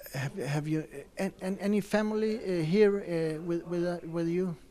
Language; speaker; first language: English; non-native, learner; Danish